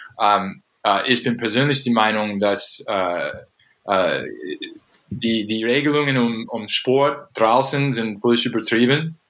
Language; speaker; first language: German; non-native, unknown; English